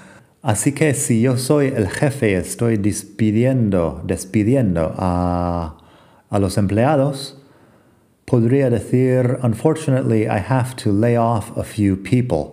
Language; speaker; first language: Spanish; non-native, fluent; English